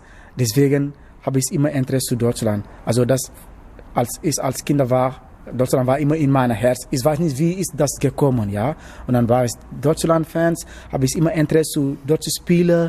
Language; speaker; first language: German; non-native, fluent; Wolof